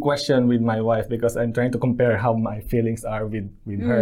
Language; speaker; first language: English; non-native, local second language; Filipino